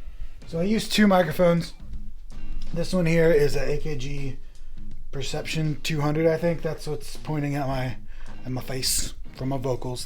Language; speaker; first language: English; native; English